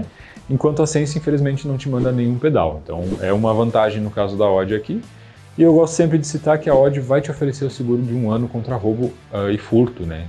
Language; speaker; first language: Portuguese; native; Portuguese